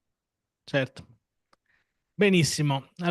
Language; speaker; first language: Italian; native; Italian